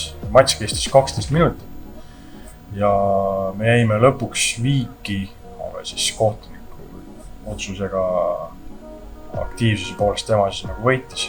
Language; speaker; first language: Estonian; native; Estonian